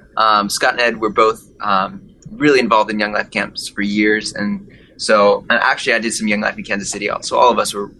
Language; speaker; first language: English; native; English